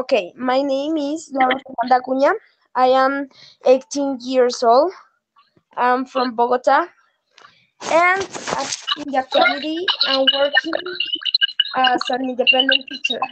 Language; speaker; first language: English; non-native, learner; Spanish